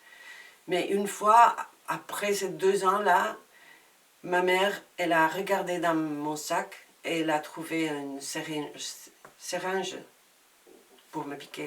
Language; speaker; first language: French; non-native, fluent; Spanish